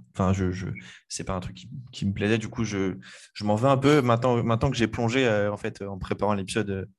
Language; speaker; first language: French; native; French